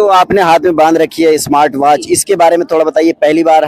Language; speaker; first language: Hindi; native; Hindi